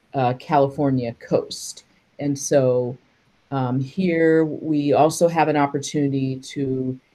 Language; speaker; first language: English; native; English